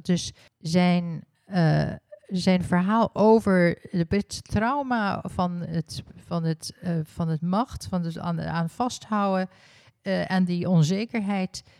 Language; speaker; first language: Dutch; early bilingual, heritage; Dutch